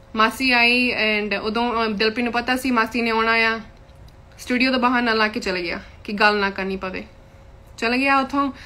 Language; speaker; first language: Punjabi; early bilingual, heritage; Punjabi